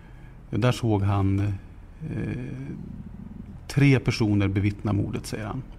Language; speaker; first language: Swedish; native; Swedish